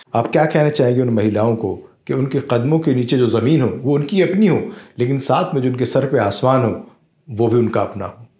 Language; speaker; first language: Hindi; native; Hindi